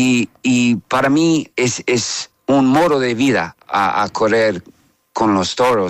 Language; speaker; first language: Spanish; non-native, learner; English